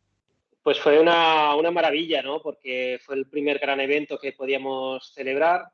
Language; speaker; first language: Spanish; native; Spanish